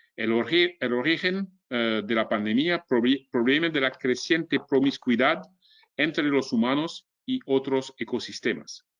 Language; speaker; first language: Spanish; non-native, fluent; French